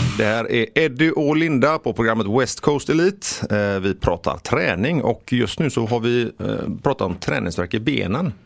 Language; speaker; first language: Swedish; native; Swedish